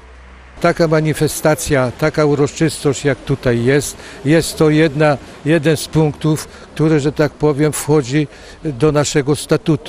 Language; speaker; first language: Polish; early bilingual, heritage; Polish